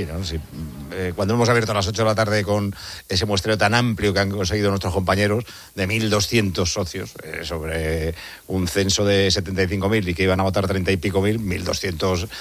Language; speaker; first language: Spanish; native; Spanish